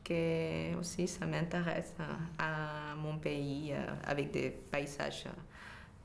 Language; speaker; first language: French; non-native, fluent; Spanish